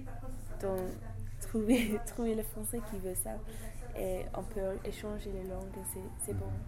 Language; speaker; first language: French; non-native, learner; English